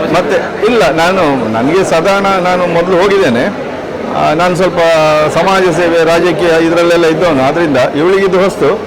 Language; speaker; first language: Kannada; native; Kannada